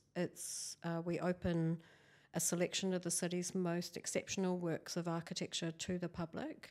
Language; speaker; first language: English; native; English